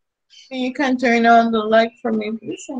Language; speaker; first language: English; non-native, fluent; Spanish